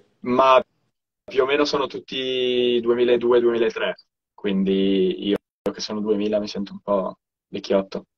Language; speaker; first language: Italian; native; Italian